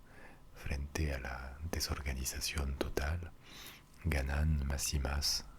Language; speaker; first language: Spanish; non-native, fluent; French